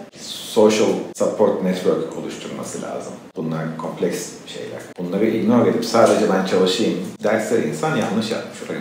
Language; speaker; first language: Turkish; native; Turkish